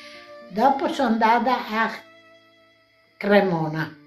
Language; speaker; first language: Italian; non-native, local second language; Venetian